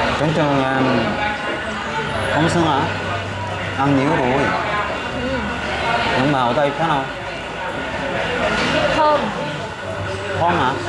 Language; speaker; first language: Vietnamese; non-native, learner; Korean